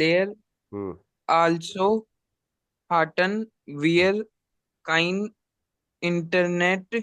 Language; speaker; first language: German; non-native, learner; Hindi